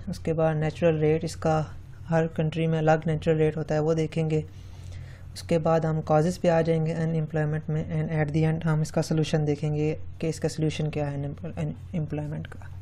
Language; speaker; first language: Urdu; non-native, local second language; Punjabi